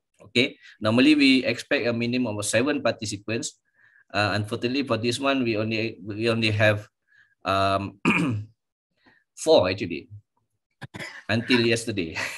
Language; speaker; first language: English; non-native, local second language; Malay